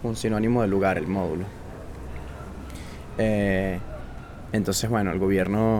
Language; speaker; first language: Spanish; native; Spanish